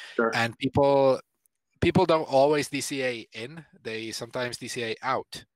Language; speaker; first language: English; non-native, fluent; Italian